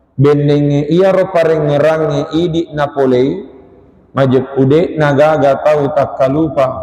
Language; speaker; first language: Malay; non-native, local second language; Buginese